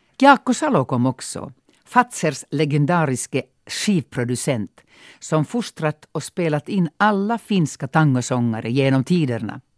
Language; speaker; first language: Swedish; non-native, local second language; Finnish